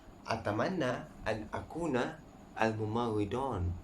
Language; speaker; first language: Arabic; non-native, learner; Malay